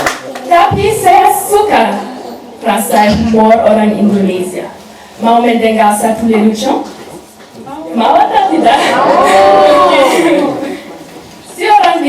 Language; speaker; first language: Indonesian; non-native, learner; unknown